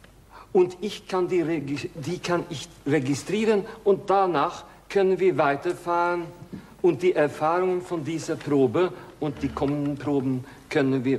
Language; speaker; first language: German; non-native, fluent; Swedish